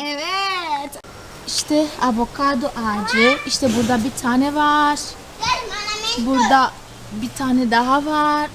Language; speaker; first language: Turkish; non-native, fluent; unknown